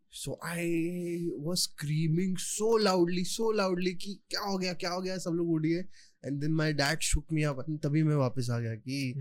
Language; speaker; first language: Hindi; non-native, local second language; Marathi